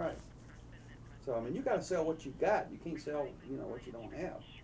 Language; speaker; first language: English; native; English